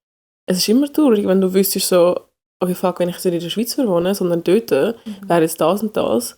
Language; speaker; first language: German; early bilingual, other home language; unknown